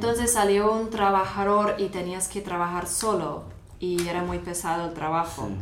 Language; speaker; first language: Spanish; non-native, fluent; English